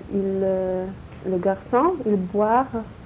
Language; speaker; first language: French; non-native, learner; Polish